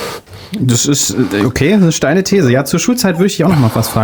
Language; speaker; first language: German; native; German